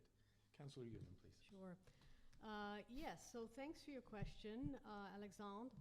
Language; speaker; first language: English; native; English